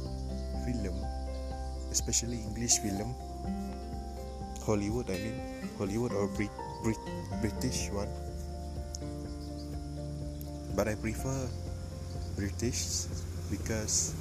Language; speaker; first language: English; non-native, local second language; Malay